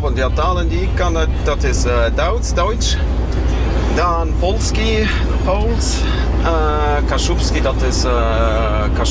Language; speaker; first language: Dutch; non-native, fluent; Kashubian